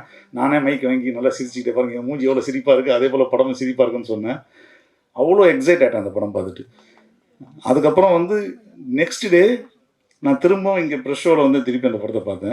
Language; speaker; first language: Tamil; native; Tamil